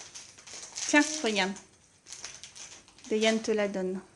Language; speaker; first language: French; native; French